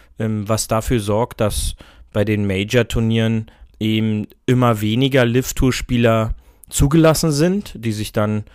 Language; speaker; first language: German; native; German